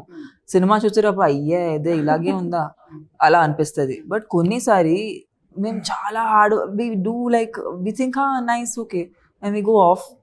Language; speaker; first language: Telugu; non-native, local second language; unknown